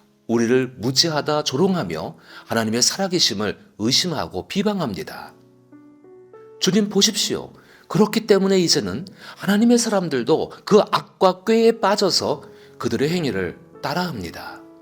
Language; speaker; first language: Korean; native; Korean